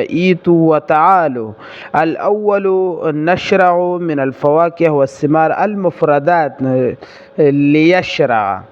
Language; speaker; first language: Arabic; non-native, learner; Pashto